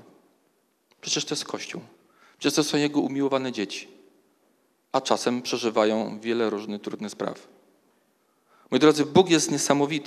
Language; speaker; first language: Polish; native; Polish